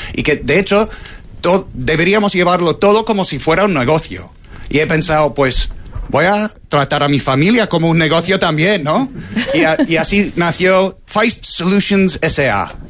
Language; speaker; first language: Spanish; non-native, fluent; English